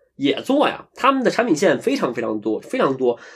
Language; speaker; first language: Chinese; native; Chinese